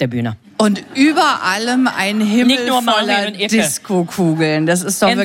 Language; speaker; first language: German; native; German